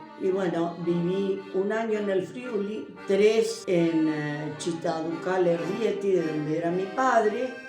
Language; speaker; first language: Spanish; early bilingual, other home language; Italian